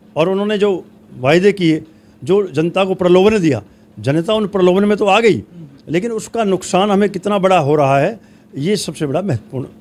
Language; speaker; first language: Hindi; native; Hindi